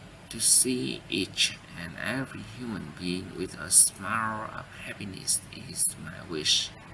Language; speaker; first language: English; non-native, learner; Vietnamese